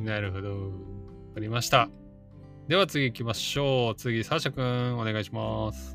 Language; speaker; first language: Japanese; native; Japanese